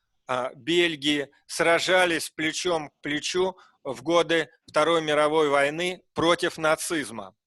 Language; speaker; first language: Russian; native; Russian